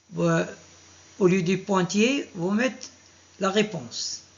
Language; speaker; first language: French; non-native, local second language; Arabic